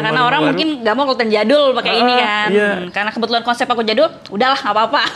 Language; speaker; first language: Indonesian; native; Indonesian